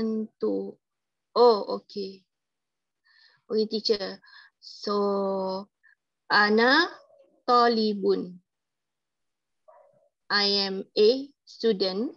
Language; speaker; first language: English; non-native, learner; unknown